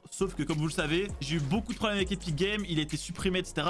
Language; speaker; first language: French; native; French